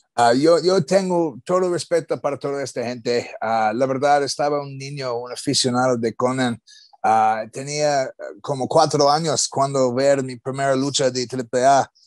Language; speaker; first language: Spanish; non-native, learner; English